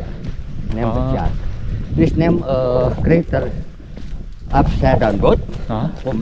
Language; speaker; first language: English; non-native, learner; Indonesian